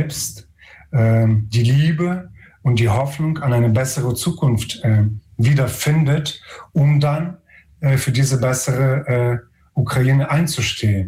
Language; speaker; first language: German; non-native, fluent; Ukrainian